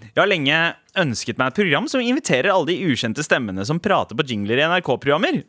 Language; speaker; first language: Norwegian; early bilingual, other home language; Punjabi